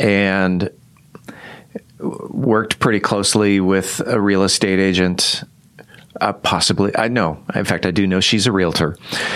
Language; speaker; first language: English; native; English